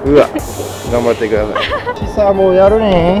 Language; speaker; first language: Japanese; non-native, fluent; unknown